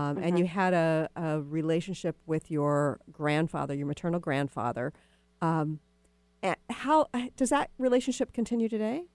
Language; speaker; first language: English; native; English